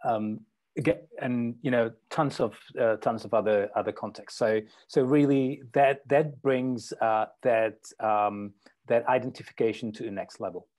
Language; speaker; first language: English; non-native, fluent; Czech